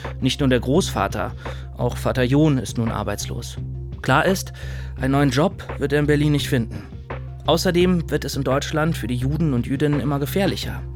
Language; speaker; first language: German; native; German